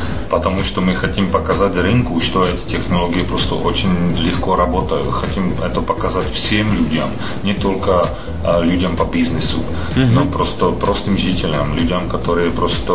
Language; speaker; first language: Russian; non-native, fluent; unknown